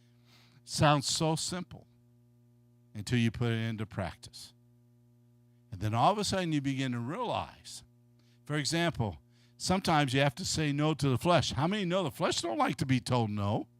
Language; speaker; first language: English; native; English